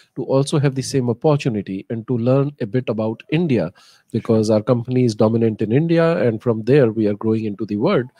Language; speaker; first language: English; non-native, local second language; Hindi